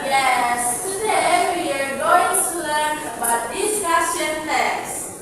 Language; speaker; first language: English; non-native, fluent; Indonesian